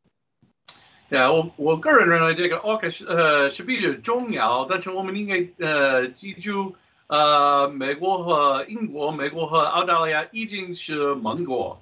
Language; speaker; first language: Chinese; non-native, fluent; English